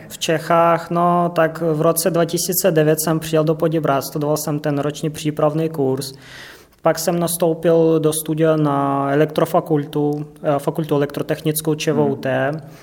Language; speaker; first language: Czech; non-native, fluent; Russian